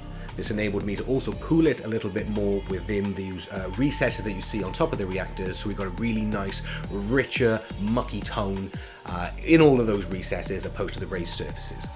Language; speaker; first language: English; native; English